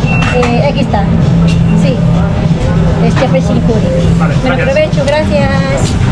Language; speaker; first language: Spanish; non-native, fluent; Filipino